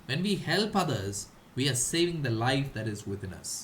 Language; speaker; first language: English; non-native, local second language; Malayalam